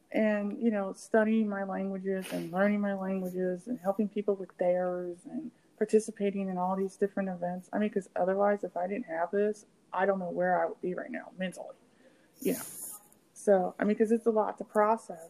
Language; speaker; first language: English; native; English